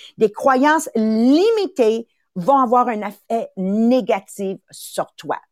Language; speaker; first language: French; early bilingual, other home language; Italian